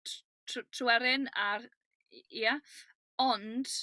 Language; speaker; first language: Welsh; non-native, learner; English